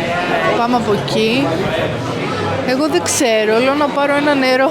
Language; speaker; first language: Greek; native; Greek